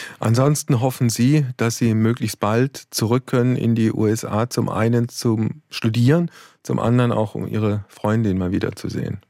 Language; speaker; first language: German; native; German